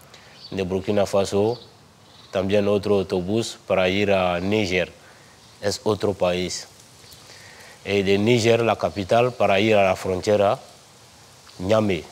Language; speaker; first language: Spanish; non-native, learner; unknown